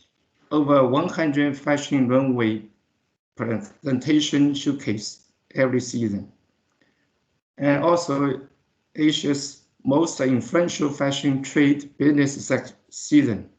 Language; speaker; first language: English; non-native, learner; Chinese